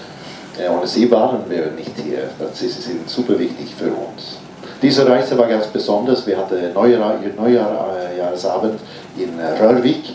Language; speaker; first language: German; non-native, fluent; Norwegian